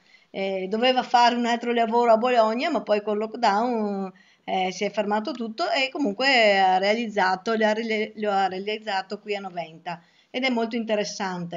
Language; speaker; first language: Italian; native; Italian